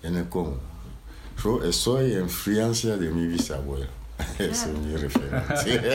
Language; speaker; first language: Spanish; non-native, learner; Lingala